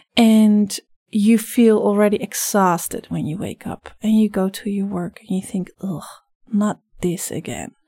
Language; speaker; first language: English; non-native, fluent; Dutch